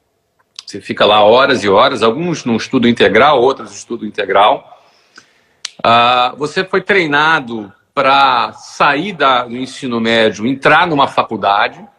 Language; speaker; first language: Portuguese; native; Portuguese